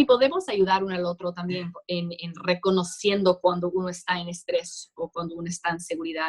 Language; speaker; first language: Spanish; non-native, fluent; English